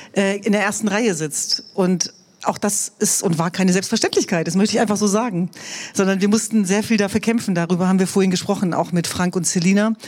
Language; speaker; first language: German; non-native, local second language; Kurdish